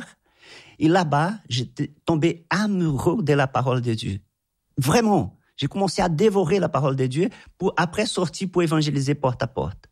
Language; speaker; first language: French; non-native, fluent; Portuguese